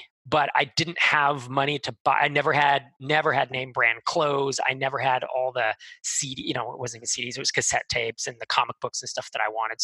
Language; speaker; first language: English; native; English